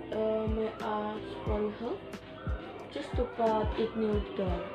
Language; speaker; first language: English; non-native, learner; Indonesian